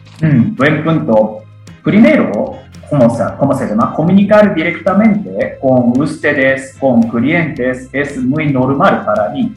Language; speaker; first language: Spanish; non-native, fluent; Japanese